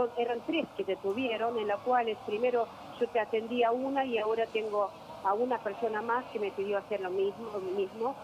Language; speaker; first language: Spanish; non-native, fluent; Russian